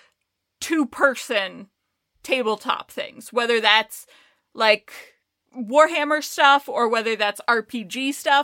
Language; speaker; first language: English; native; English